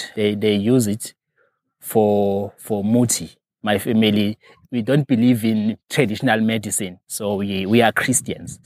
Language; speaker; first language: English; non-native, local second language; Zulu